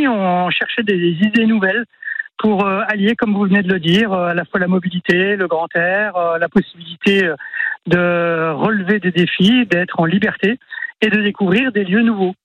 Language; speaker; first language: French; native; French